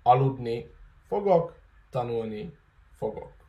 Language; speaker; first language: Hungarian; non-native, fluent; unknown